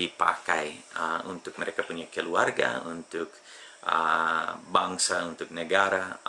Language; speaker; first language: Indonesian; non-native, fluent; English